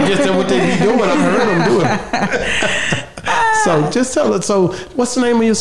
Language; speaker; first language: English; native; English